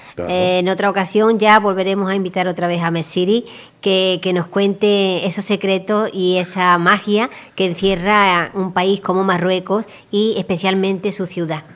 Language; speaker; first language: Spanish; native; Spanish